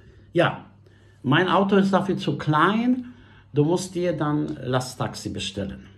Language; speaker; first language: German; non-native, fluent; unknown